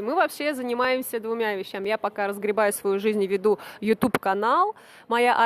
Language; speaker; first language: Russian; native; Russian